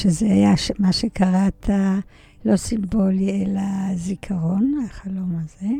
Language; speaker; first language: Hebrew; early bilingual, other home language; Polish